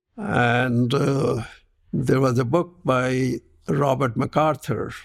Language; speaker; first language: English; non-native, local second language; Punjabi